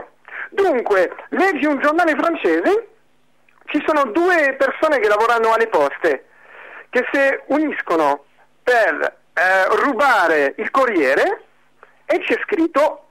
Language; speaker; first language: Italian; non-native, fluent; French